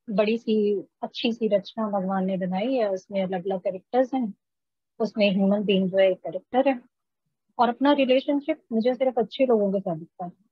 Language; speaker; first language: Hindi; native; Hindi